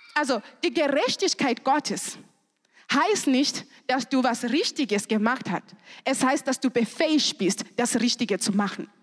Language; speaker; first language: German; non-native, fluent; Shona